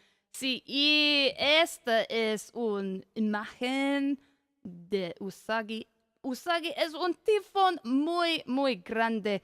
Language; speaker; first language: Spanish; non-native, learner; English